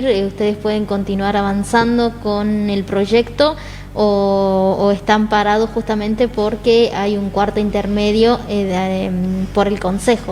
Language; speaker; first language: Spanish; native; Spanish